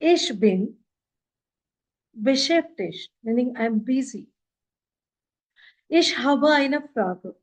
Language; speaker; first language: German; non-native, fluent; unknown